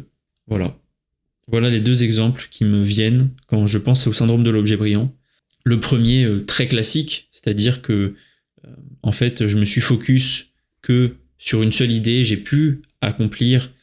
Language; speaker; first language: French; native; French